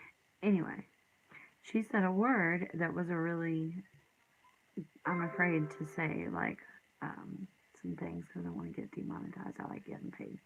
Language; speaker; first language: English; native; English